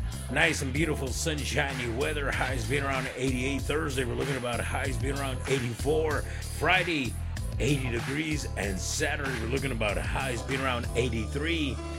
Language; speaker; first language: English; early bilingual, other home language; Spanish